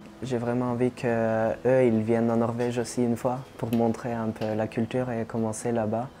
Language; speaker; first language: French; non-native, fluent; Norwegian